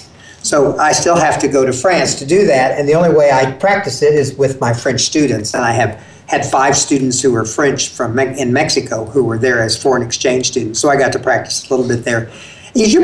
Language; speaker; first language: English; native; English